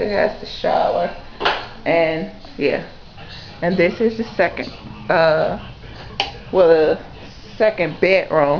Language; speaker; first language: English; native; English